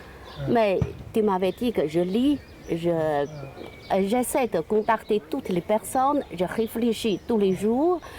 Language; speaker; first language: French; non-native, fluent; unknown